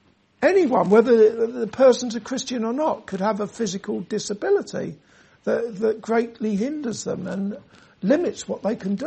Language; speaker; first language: English; native; English